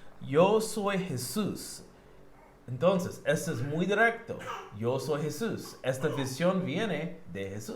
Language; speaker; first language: Spanish; non-native, learner; English